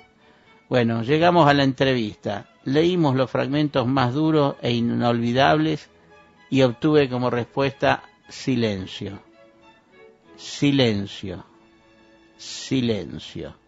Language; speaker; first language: Spanish; native; Spanish